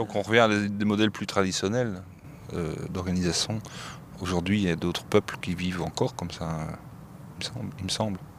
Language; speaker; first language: French; native; French